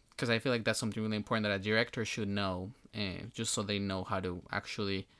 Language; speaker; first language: English; non-native, fluent; Spanish